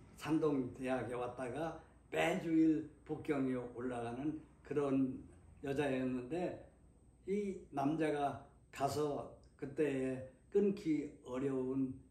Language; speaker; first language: Korean; native; Korean